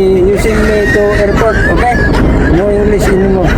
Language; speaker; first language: English; non-native, local second language; Cebuano